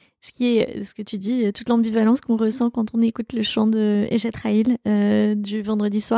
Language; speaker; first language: French; native; French